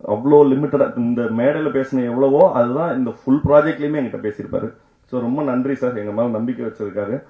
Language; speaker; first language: Tamil; native; Tamil